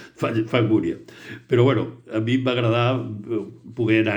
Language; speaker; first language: Catalan; native; Catalan